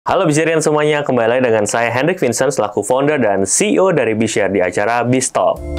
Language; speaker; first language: Indonesian; native; Indonesian